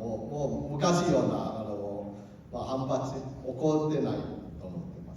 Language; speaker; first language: Japanese; non-native, learner; Cantonese